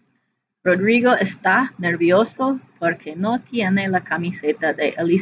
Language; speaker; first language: Spanish; non-native, fluent; English